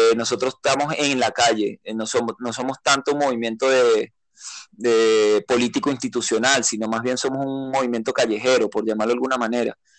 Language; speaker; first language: Spanish; native; Spanish